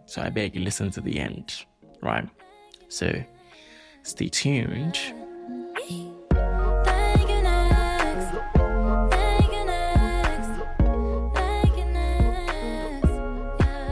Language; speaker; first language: English; non-native, local second language; Akan